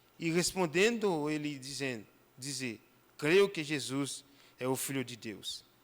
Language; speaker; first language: Portuguese; non-native, fluent; Haitian Creole